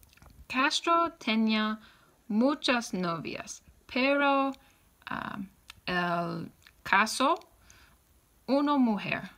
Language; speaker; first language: Spanish; non-native, learner; English